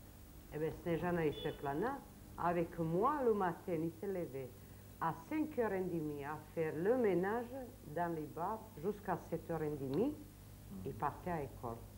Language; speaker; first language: French; non-native, learner; Serbian